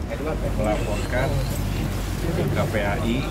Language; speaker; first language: Indonesian; native; Indonesian